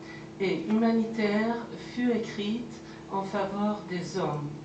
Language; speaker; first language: French; non-native, fluent; Persian